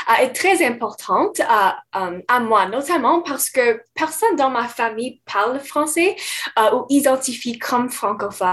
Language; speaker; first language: French; non-native, fluent; English